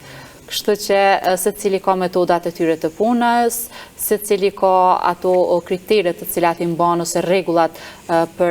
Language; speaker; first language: Albanian; native; Albanian